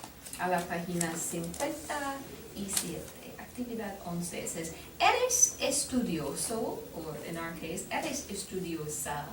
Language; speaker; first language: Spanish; non-native, learner; English